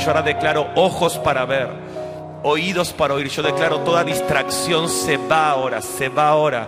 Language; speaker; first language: Spanish; native; Spanish